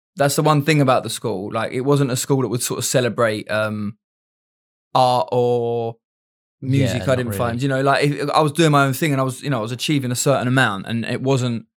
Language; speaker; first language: English; native; English